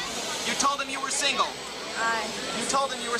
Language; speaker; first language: English; native; English